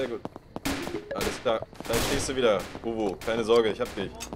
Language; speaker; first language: German; native; German